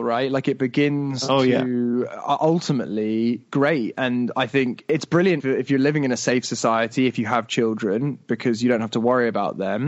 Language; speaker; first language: English; native; English